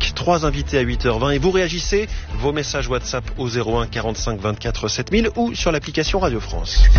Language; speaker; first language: French; native; French